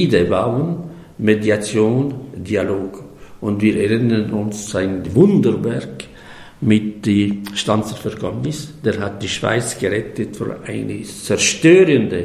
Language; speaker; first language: German; non-native, fluent; Arabic